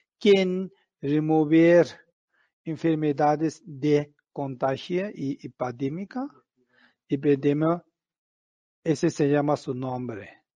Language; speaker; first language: Spanish; non-native, learner; Tibetan